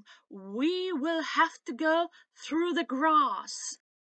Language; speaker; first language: English; non-native, fluent; Slovenian